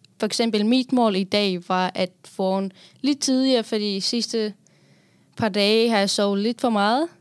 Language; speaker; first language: Danish; non-native, fluent; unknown